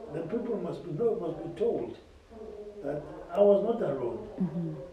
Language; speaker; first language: English; non-native, local second language; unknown